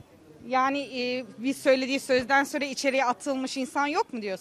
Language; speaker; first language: Turkish; early bilingual, heritage; Turkish